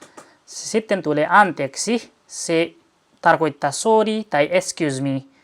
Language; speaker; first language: Finnish; non-native, learner; Nepali